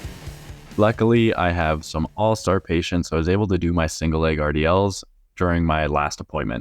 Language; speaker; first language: English; native; English